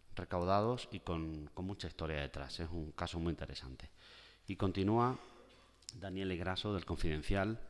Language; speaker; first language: Spanish; native; Spanish